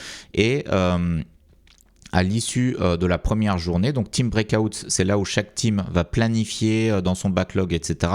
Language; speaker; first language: French; native; French